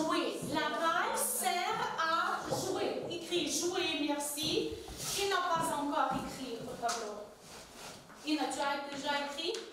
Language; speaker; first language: French; non-native, fluent; Ukrainian